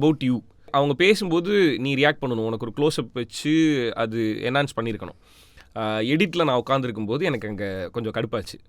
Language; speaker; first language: Tamil; native; Tamil